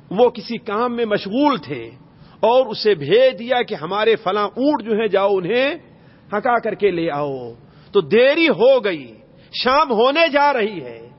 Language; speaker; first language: Urdu; native; Urdu